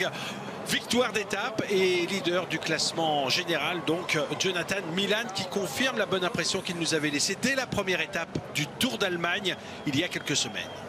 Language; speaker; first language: French; native; French